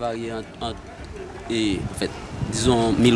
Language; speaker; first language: French; non-native, local second language; Haitian Creole